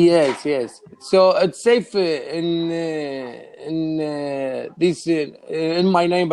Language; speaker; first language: English; non-native, learner; Arabic